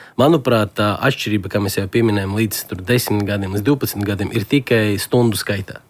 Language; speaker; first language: Latvian; non-native, local second language; Russian